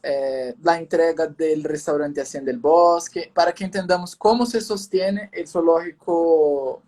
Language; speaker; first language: Spanish; non-native, fluent; Portuguese